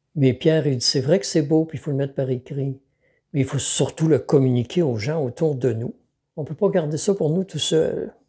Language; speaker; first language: French; native; French